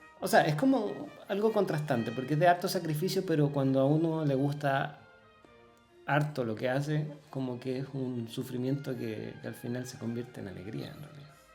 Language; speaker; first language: Spanish; native; Spanish